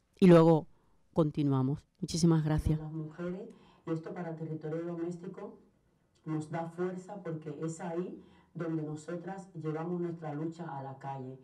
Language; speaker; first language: Spanish; native; Spanish